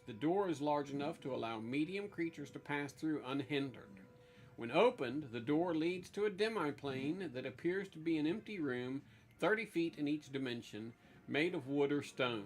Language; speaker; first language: English; native; English